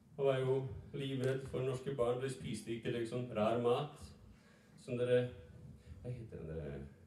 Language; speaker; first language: Norwegian; early bilingual, other home language; Serbian